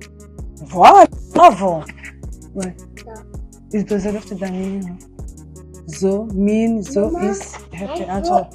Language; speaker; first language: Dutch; non-native, learner; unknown